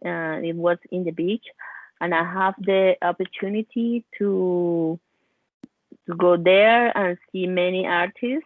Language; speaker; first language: English; non-native, learner; Spanish